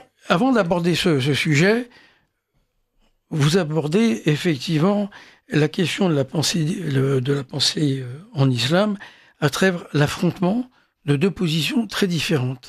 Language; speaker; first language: French; native; French